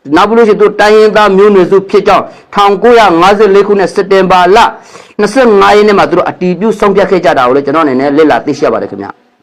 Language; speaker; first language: Burmese; non-native, local second language; Rohingya